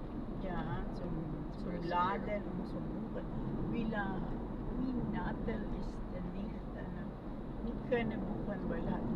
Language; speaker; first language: German; non-native, learner; Filipino